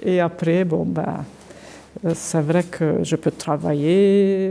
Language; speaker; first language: French; non-native, fluent; Hungarian